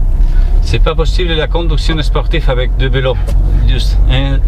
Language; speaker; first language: French; non-native, learner; Spanish